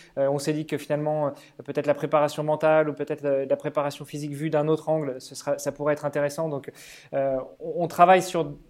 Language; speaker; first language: French; native; French